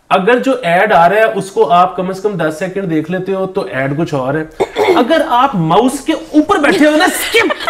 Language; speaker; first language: Urdu; native; Urdu